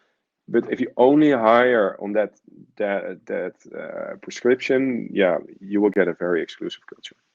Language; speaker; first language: English; non-native, fluent; Dutch